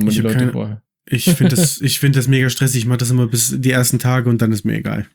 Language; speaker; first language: German; native; German